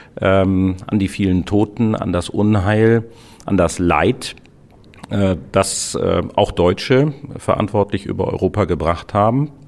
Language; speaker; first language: German; native; German